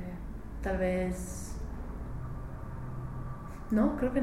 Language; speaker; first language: Spanish; non-native, learner; English